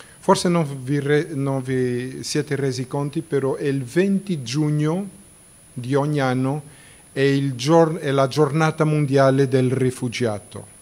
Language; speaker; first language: Italian; non-native, fluent; Portuguese